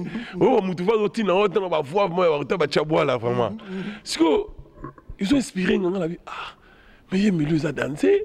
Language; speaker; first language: French; non-native, local second language; Lingala